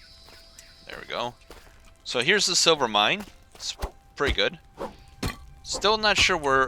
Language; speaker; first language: English; native; English